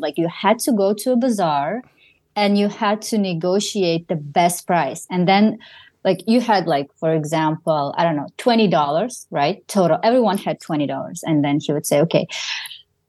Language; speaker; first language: English; non-native, fluent; Russian